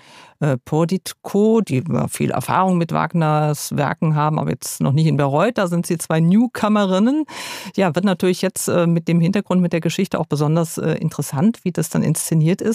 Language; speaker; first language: German; native; German